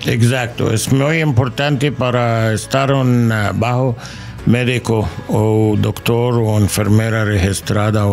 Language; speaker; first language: Spanish; non-native, fluent; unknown